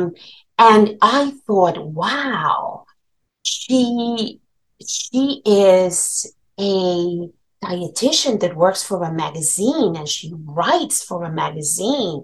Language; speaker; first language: English; non-native, fluent; Spanish